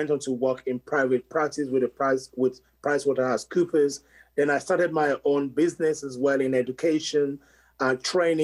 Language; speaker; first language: English; non-native, local second language; Yoruba